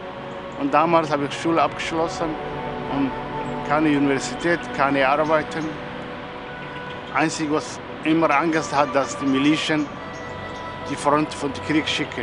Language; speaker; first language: German; non-native, learner; Somali